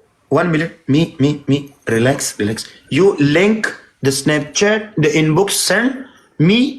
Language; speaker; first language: English; non-native, learner; Pashto